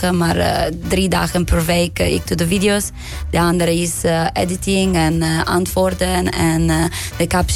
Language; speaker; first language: Dutch; non-native, learner; Italian